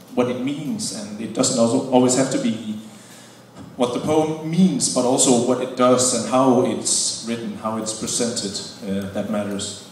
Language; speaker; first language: English; non-native, fluent; Danish